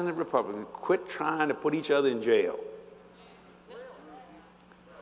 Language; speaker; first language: English; native; English